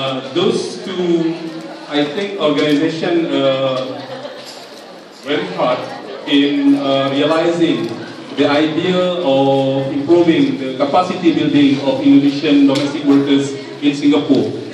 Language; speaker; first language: English; non-native, fluent; Indonesian